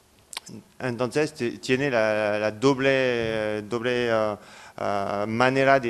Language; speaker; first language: Spanish; non-native, fluent; French